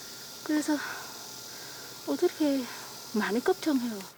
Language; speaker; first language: Korean; non-native, learner; Vietnamese